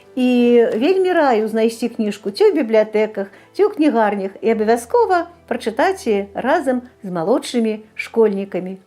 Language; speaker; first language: Belarusian; native; Belarusian